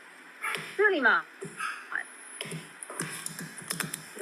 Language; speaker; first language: English; native; English